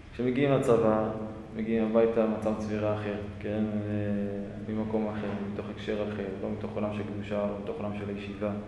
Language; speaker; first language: Hebrew; native; Hebrew